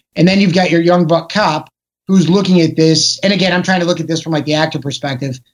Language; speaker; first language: English; native; English